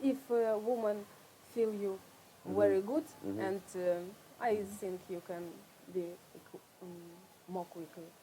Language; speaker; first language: English; non-native, learner; Russian